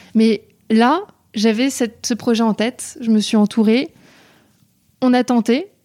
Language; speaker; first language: French; native; French